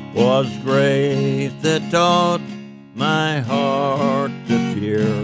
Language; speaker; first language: English; native; English